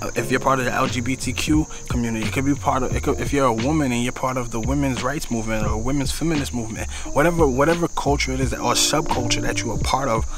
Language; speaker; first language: English; native; English